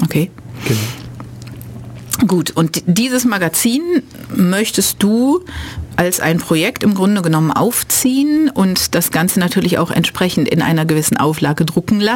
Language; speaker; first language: German; native; German